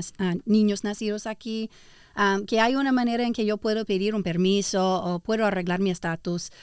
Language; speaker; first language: Spanish; early bilingual, heritage; English